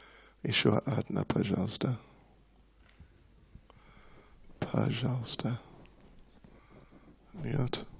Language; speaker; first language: Russian; non-native, learner; English